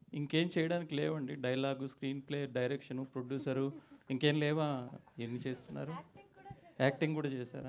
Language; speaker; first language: Telugu; native; Telugu